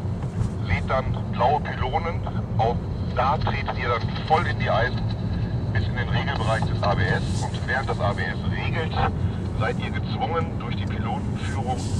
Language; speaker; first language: German; native; German